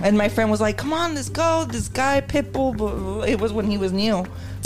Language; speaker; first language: English; native; English